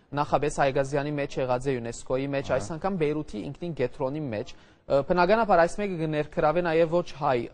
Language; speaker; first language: Armenian; early bilingual, heritage; Armenian